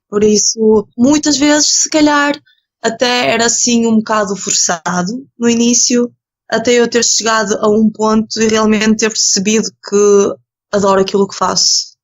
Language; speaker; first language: Portuguese; early bilingual, other home language; Ukrainian